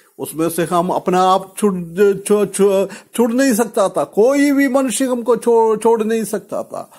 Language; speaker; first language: Hindi; non-native, local second language; Malayalam